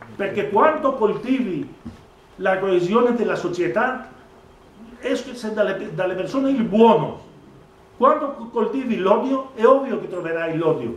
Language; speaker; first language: Italian; non-native, fluent; Greek